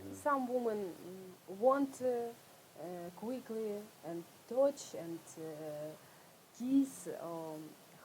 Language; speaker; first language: English; non-native, learner; Russian